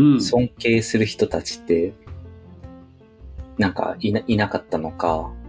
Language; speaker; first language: Japanese; native; Japanese